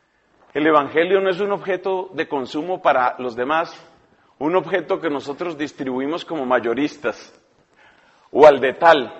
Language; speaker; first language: Spanish; native; Spanish